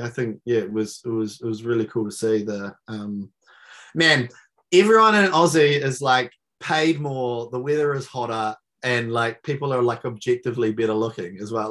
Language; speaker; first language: English; native; English